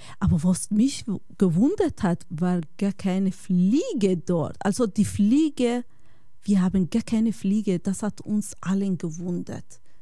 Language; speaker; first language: German; non-native, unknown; Bosnian